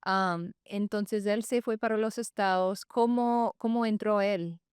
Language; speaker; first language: Spanish; non-native, fluent; English